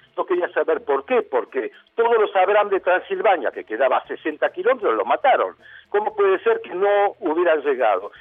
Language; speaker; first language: Spanish; early bilingual, other home language; Hungarian